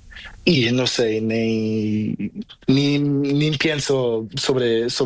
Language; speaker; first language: Spanish; non-native, learner; Portuguese